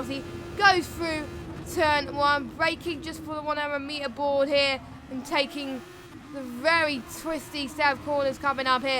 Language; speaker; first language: English; native; English